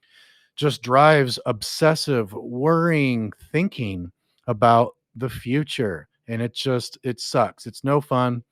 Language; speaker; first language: English; native; English